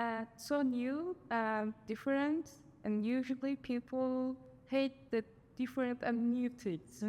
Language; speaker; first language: English; non-native, learner; Turkish